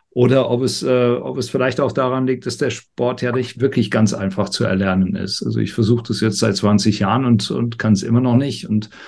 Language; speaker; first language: German; non-native, fluent; English